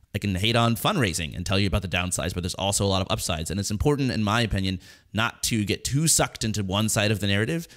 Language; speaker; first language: English; native; English